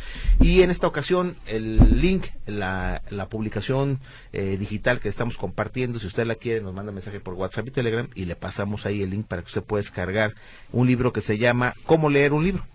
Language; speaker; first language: Spanish; native; Spanish